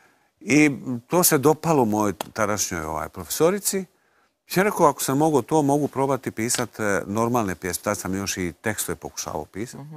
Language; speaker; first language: Croatian; native; Croatian